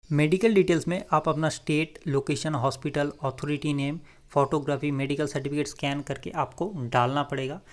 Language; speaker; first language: Hindi; non-native, local second language; Bangla